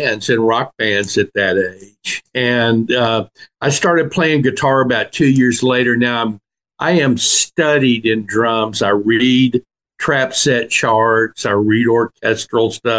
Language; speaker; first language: English; native; English